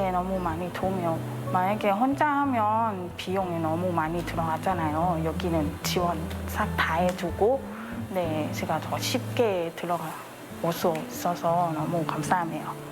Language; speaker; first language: Korean; non-native, learner; Thai